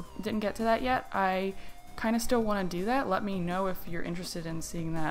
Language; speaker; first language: English; native; English